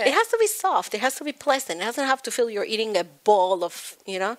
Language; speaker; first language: English; non-native, fluent; Spanish